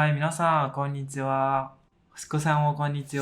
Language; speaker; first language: Japanese; non-native, fluent; Burmese